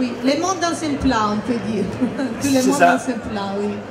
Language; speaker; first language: French; non-native, fluent; Italian